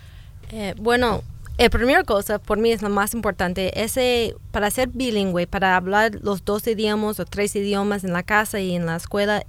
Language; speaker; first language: Spanish; non-native, fluent; English